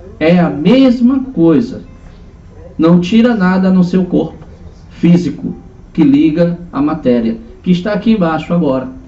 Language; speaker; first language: Portuguese; native; Portuguese